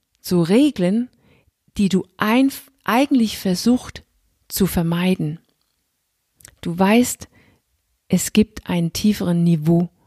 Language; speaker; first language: German; non-native, fluent; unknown